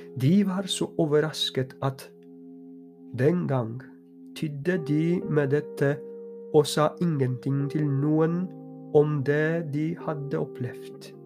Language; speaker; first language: Norwegian; non-native, fluent; Polish